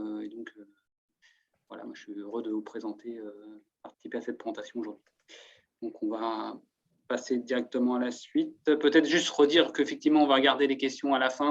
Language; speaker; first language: French; native; French